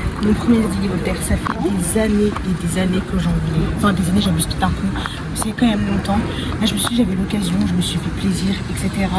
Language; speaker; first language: French; native; French